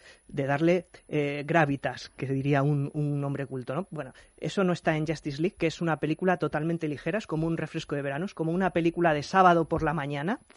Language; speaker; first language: Spanish; native; Spanish